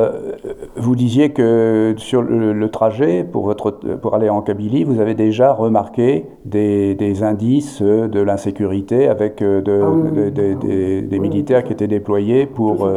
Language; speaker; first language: French; native; French